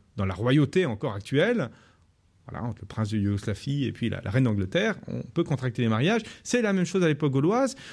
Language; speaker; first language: French; native; French